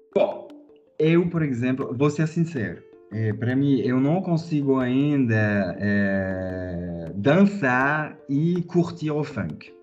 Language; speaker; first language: Portuguese; non-native, fluent; French